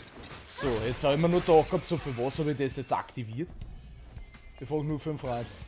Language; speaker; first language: German; native; German